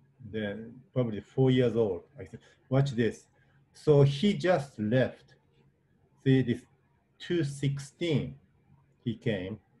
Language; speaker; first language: English; non-native, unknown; Japanese